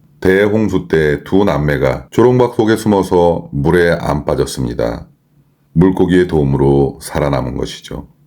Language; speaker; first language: Korean; native; Korean